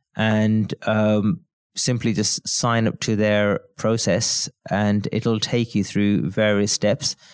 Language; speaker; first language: English; native; English